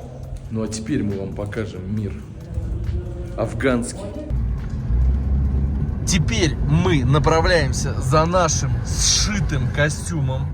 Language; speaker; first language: Russian; native; Russian